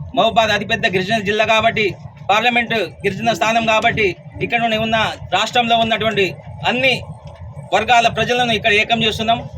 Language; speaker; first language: Telugu; non-native, local second language; Lambadi